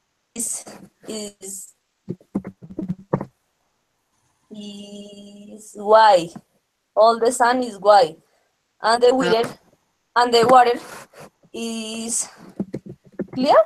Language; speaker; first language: English; non-native, learner; Spanish